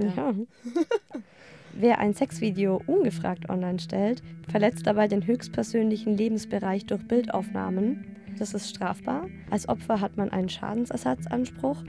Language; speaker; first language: German; native; German